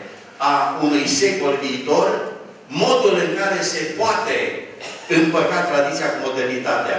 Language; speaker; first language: Romanian; native; Romanian